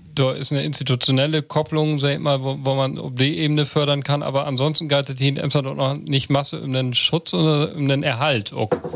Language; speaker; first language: German; non-native, local second language; Low German